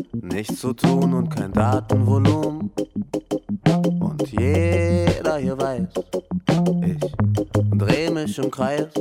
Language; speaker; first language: German; native; German